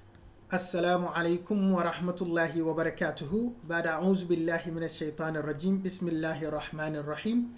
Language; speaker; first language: Arabic; non-native, fluent; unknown